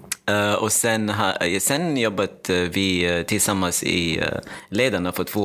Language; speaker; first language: Swedish; non-native, fluent; Arabic